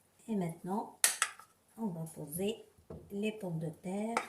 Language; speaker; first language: French; non-native, local second language; Arabic